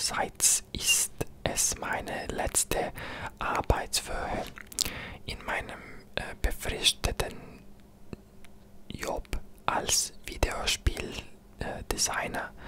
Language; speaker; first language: German; non-native, learner; English